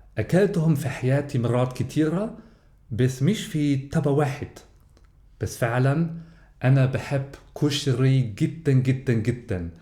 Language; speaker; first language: Egyptian Arabic; non-native, learner; German